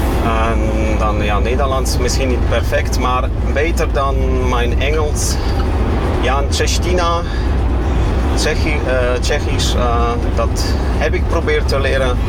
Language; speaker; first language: Dutch; non-native, fluent; German